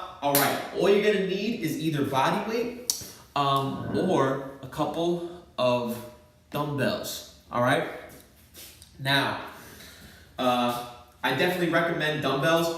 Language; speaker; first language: English; native; English